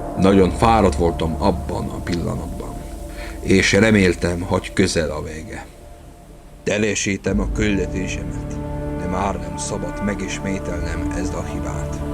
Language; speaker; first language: Hungarian; non-native, learner; Czech